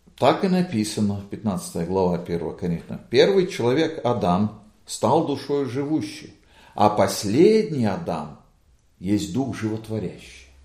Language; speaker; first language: Russian; non-native, local second language; Latvian